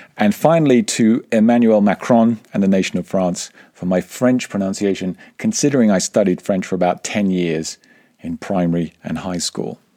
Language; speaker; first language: English; native; English